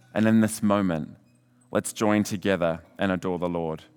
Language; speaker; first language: English; native; English